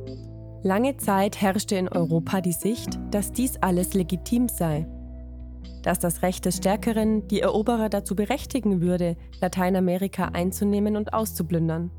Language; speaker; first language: German; native; German